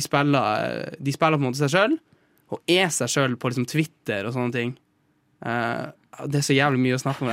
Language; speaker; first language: Norwegian; native; Norwegian